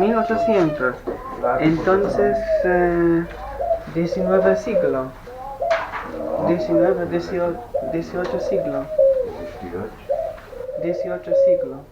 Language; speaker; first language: Spanish; non-native, learner; Polish